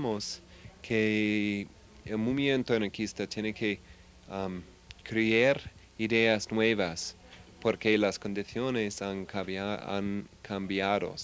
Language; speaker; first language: Spanish; non-native, fluent; English